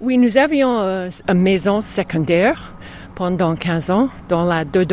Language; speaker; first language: French; non-native, fluent; English